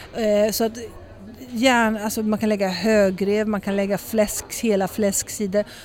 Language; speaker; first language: Swedish; early bilingual, heritage; Swedish